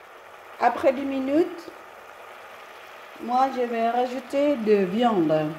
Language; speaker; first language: French; non-native, fluent; Indonesian